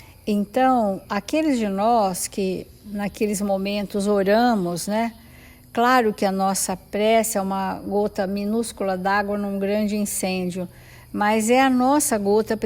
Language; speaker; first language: Portuguese; native; Portuguese